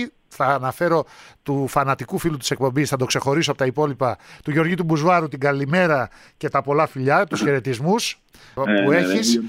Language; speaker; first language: Greek; native; Greek